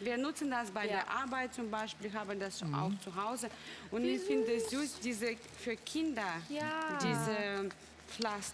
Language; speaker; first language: German; non-native, fluent; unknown